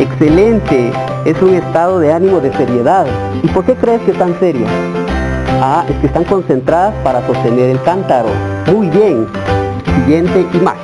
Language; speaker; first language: Spanish; native; Spanish